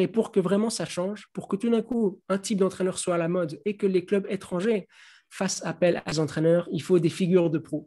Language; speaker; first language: French; native; French